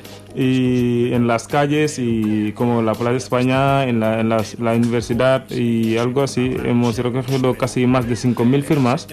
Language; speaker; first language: Spanish; non-native, learner; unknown